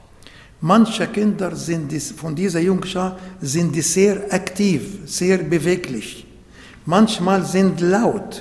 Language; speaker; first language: German; non-native, fluent; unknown